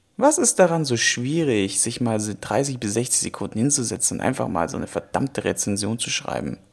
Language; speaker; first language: German; native; German